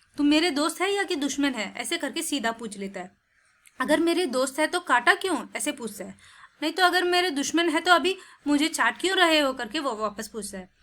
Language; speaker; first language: Hindi; non-native, local second language; Tamil